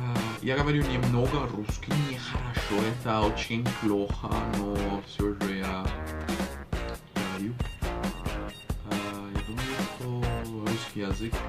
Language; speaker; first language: Russian; non-native, learner; Portuguese